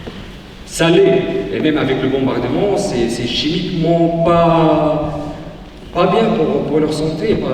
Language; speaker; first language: French; non-native, fluent; Arabic